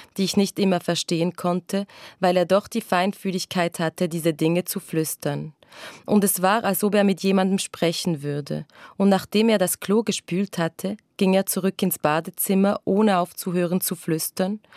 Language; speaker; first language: German; non-native, local second language; French